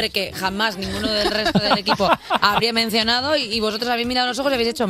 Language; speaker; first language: Spanish; native; Spanish